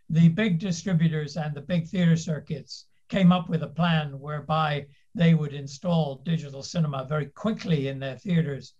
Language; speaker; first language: English; native; English